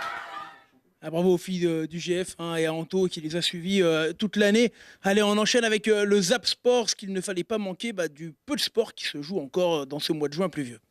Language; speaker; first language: French; native; French